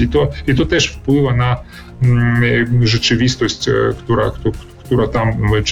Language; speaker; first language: Polish; early bilingual, heritage; Polish